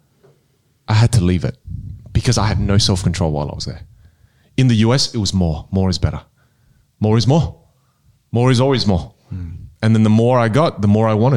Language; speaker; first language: English; non-native, local second language; Min Nan Chinese